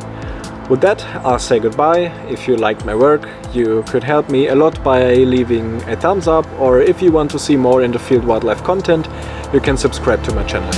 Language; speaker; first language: English; non-native, fluent; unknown